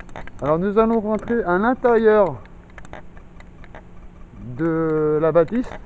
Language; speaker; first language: French; native; French